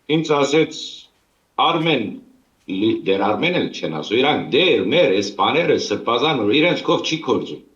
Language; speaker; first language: Armenian; early bilingual, heritage; Armenian